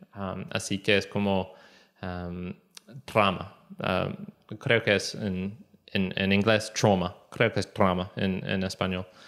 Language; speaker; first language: Spanish; non-native, learner; English